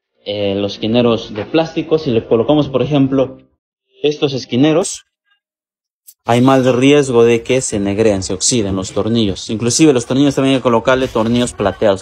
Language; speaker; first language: Spanish; native; Spanish